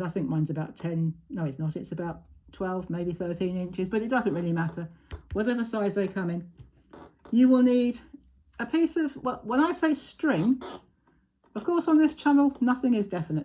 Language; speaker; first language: English; native; English